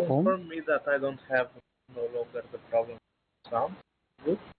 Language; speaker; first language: English; non-native, fluent; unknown